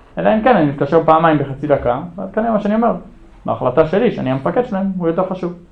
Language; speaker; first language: Hebrew; early bilingual, other home language; English